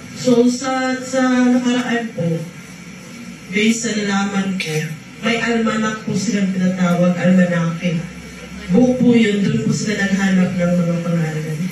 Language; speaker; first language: Filipino; non-native, local second language; Cebuano